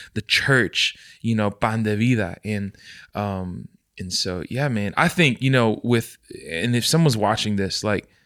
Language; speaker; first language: English; native; English